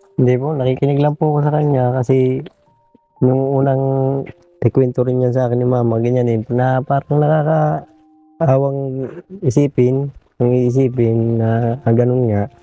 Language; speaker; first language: Filipino; native; Filipino